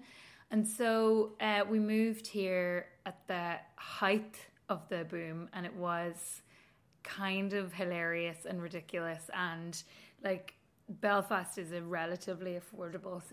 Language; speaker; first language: English; native; English